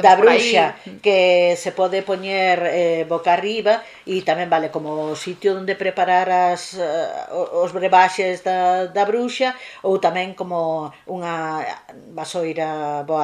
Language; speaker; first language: Galician; native; Galician